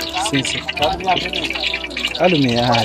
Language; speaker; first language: Portuguese; non-native, local second language; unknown